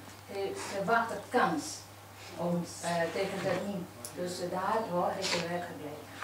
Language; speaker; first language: Dutch; non-native, learner; Burmese